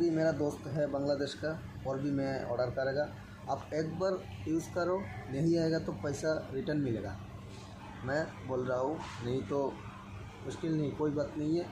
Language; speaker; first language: Hindi; non-native, learner; Bangla